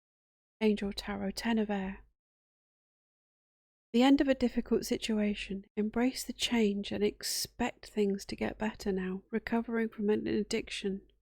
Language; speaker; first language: English; native; English